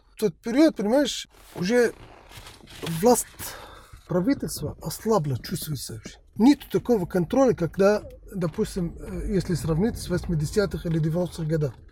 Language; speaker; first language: Russian; non-native, fluent; Arabic